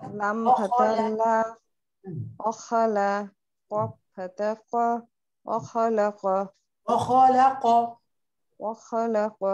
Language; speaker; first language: Arabic; non-native, learner; Bangla